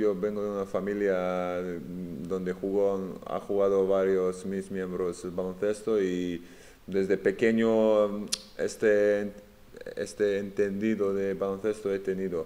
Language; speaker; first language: Spanish; non-native, fluent; Serbian